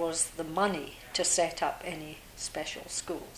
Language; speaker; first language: English; native; English